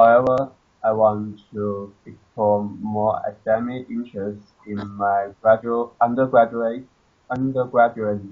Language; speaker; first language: English; non-native, learner; Chinese